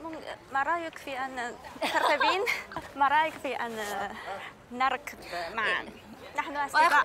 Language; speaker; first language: Arabic; non-native, learner; Chinese